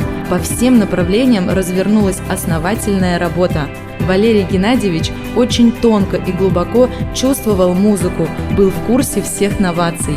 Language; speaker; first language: Russian; native; Russian